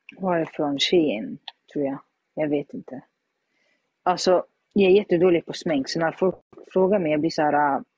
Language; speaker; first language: Swedish; early bilingual, other home language; Arabic